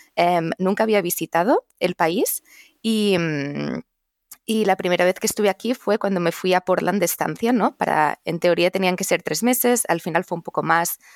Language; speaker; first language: Spanish; non-native, local second language; Catalan